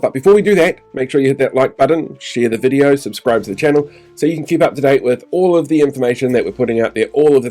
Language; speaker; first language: English; native; English